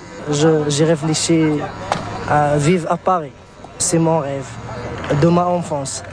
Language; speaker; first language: French; non-native, learner; Arabic